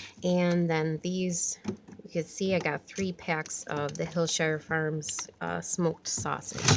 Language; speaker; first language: English; native; English